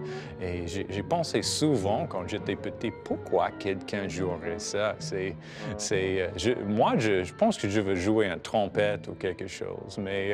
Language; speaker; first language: French; non-native, fluent; English